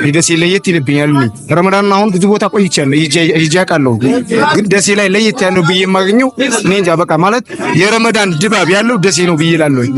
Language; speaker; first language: Amharic; native; Amharic